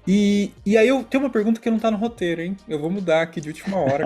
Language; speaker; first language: Portuguese; native; Portuguese